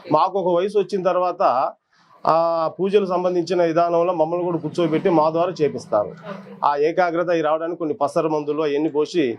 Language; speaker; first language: Telugu; non-native, local second language; Koya